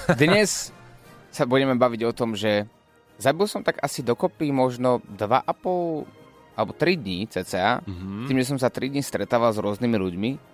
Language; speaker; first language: Slovak; native; Slovak